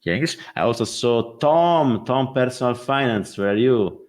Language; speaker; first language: English; non-native, fluent; Italian